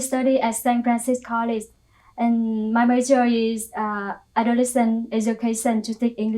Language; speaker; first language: English; non-native, learner; Vietnamese